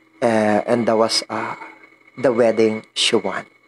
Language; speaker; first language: English; non-native, learner; Filipino